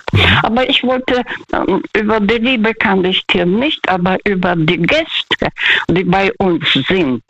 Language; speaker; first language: German; non-native, fluent; Russian